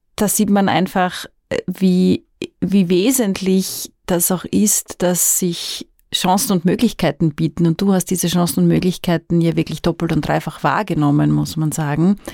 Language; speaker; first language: German; native; German